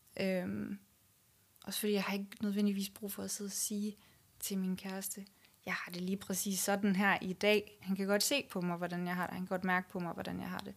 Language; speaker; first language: Danish; native; Danish